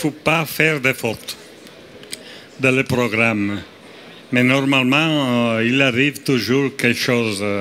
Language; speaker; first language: French; non-native, fluent; Italian